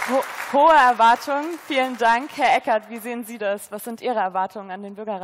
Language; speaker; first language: German; native; German